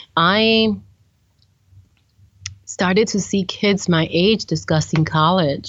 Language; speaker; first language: English; early bilingual, other home language; Spanish